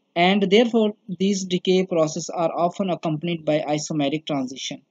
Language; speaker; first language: English; non-native, local second language; Urdu